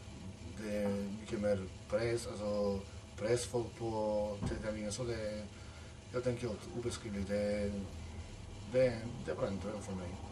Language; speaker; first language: Swedish; non-native, fluent; Macedonian